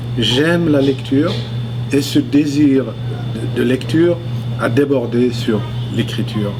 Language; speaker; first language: French; non-native, local second language; Arabic